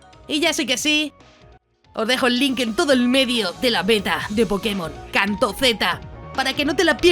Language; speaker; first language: Spanish; native; Spanish